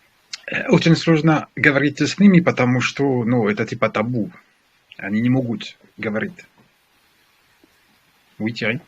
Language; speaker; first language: Russian; non-native, learner; French